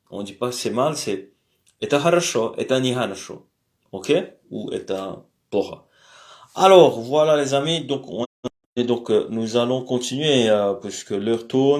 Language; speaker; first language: French; native; French